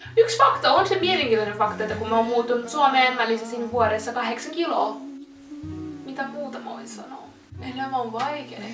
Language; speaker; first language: Finnish; non-native, fluent; Russian